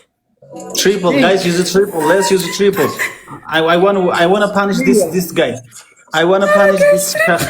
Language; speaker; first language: English; non-native, fluent; Amharic